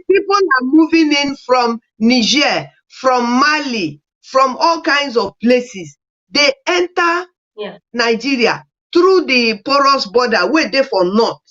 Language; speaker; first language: Nigerian Pidgin; non-native, local second language; English